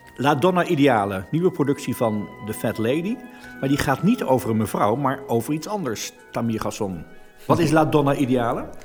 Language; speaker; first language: Dutch; native; Dutch